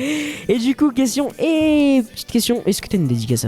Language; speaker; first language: French; native; French